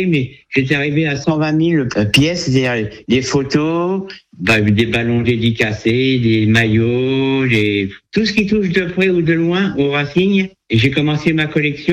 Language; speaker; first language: French; native; French